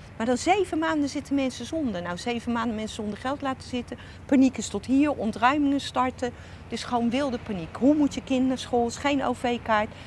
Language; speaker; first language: Dutch; native; Dutch